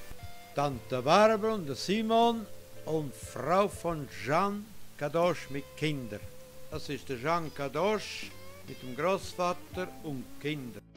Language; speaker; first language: German; non-native, local second language; Romansh